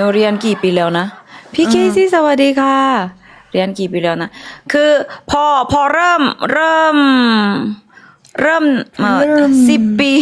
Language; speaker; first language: Thai; non-native, fluent; Korean